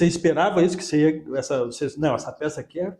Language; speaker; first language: Portuguese; native; Portuguese